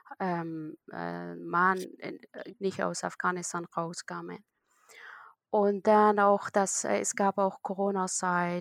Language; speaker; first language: German; non-native, learner; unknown